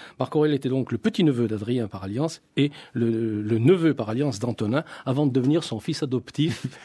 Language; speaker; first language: French; native; French